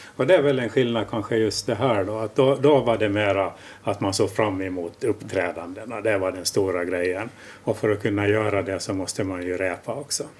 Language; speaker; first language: Swedish; native; Swedish